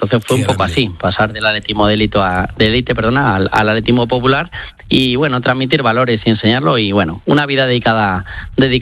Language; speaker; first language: Spanish; native; Spanish